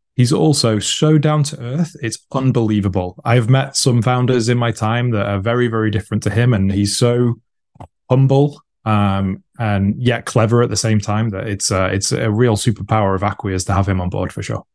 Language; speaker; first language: English; native; English